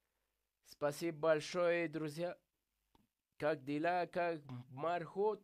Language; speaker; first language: Russian; non-native, learner; Spanish